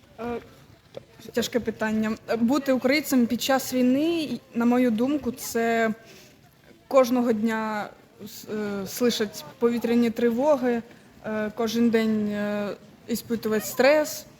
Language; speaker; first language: Ukrainian; non-native, local second language; Russian